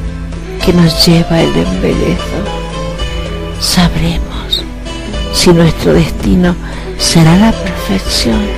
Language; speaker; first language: Spanish; native; Spanish